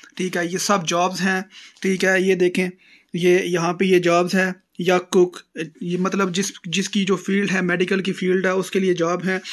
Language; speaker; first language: Urdu; non-native, local second language; Punjabi